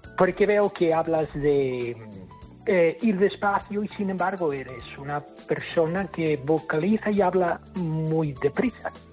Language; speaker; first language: Spanish; non-native, fluent; English